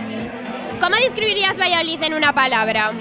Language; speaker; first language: Spanish; native; Spanish